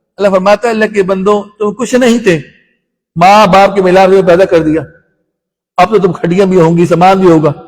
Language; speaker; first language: Urdu; non-native, local second language; Punjabi